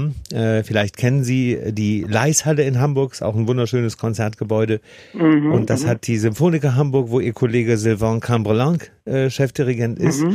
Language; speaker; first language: German; native; German